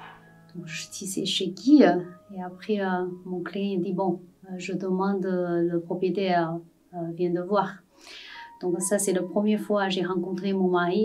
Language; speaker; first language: French; non-native, learner; Chinese